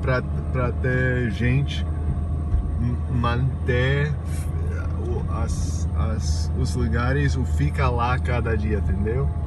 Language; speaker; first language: Portuguese; non-native, fluent; English